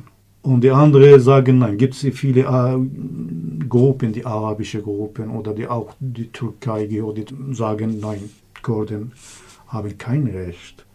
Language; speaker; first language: German; non-native, learner; Kurdish